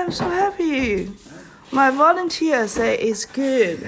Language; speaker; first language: English; non-native, learner; Cantonese